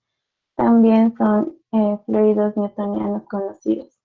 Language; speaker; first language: Spanish; native; Spanish